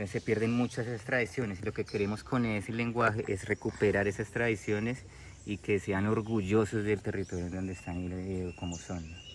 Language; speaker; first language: Spanish; native; Spanish